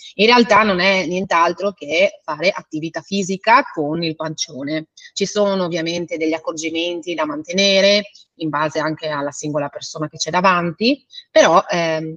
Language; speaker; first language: Italian; native; Italian